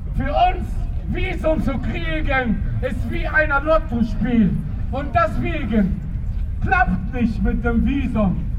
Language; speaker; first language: German; non-native, learner; Arabic